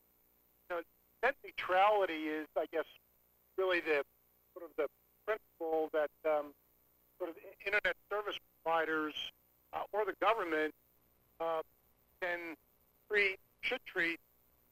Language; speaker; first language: English; native; English